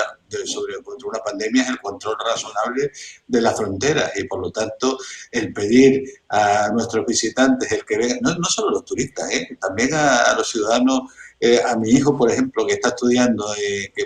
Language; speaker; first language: Spanish; native; Spanish